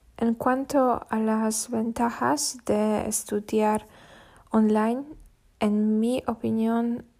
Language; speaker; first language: Spanish; non-native, learner; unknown